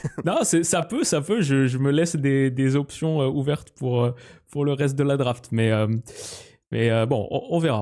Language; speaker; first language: French; native; French